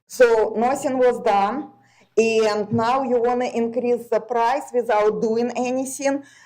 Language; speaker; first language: English; non-native, fluent; Russian